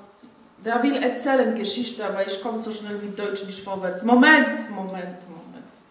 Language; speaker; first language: German; non-native, fluent; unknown